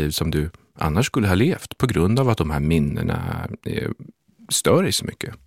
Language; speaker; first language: Swedish; native; Swedish